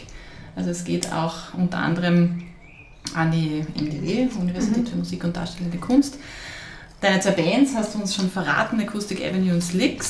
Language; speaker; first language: German; native; German